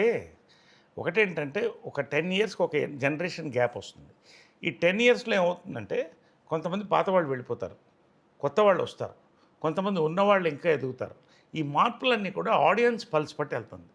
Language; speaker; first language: Telugu; native; Telugu